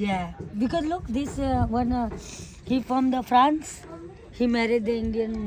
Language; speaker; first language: English; non-native, local second language; Hindi